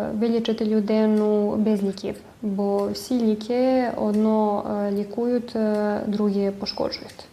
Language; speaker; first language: Ukrainian; early bilingual, heritage; Ukrainian